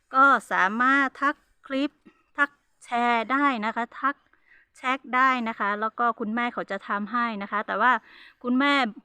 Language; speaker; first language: Thai; non-native, local second language; Hmong